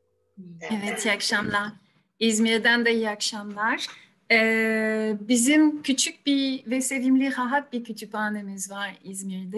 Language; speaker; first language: Turkish; non-native, fluent; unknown